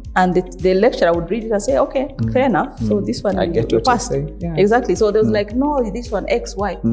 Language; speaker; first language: English; non-native, local second language; Nyankole